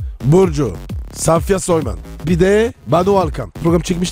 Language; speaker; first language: Turkish; non-native, learner; French